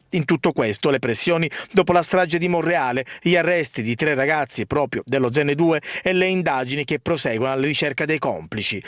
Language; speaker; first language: Italian; native; Italian